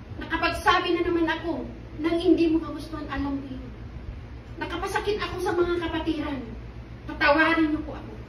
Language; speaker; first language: Filipino; non-native, local second language; Iloko